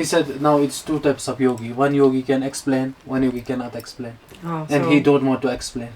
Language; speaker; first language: English; non-native, learner; Hindi